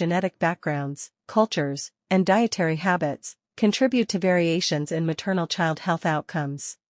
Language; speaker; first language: English; non-native, fluent; Chinese